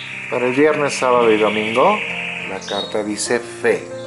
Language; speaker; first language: Spanish; native; Spanish